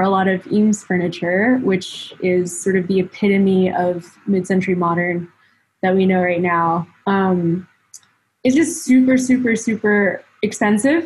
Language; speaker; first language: English; native; English